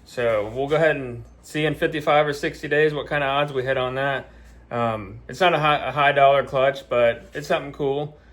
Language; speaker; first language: English; native; English